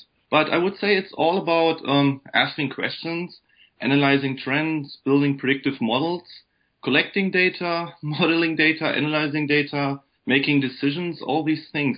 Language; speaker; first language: English; non-native, fluent; German